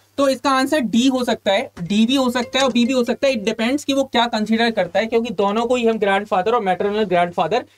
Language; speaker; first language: Hindi; native; Hindi